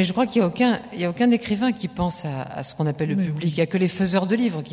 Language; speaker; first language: French; native; French